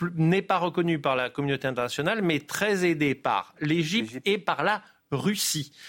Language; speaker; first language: French; native; French